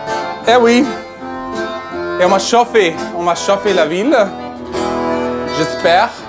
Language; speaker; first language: French; non-native, learner; German